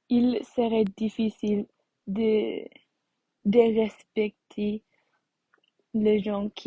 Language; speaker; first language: French; non-native, learner; English